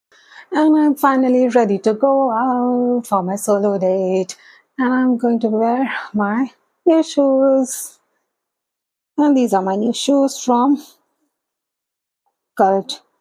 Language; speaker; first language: English; non-native, local second language; Hindi